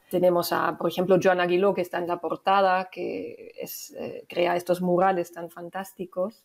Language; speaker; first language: Spanish; non-native, fluent; German